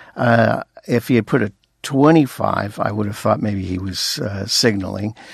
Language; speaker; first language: English; native; English